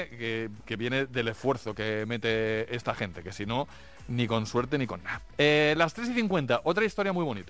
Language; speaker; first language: Spanish; native; Spanish